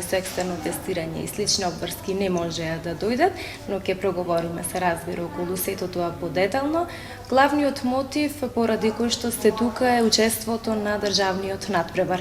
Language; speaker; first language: Macedonian; native; Macedonian